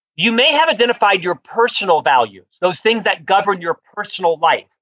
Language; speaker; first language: English; native; English